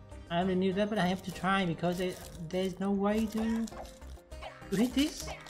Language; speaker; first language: English; non-native, fluent; Vietnamese